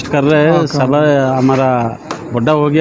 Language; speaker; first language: Hindi; non-native, local second language; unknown